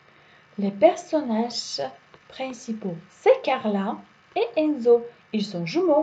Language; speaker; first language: French; non-native, fluent; Uzbek